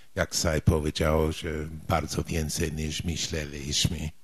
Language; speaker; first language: Polish; non-native, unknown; English